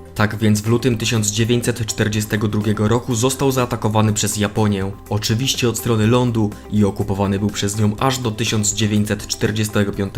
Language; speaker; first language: Polish; native; Polish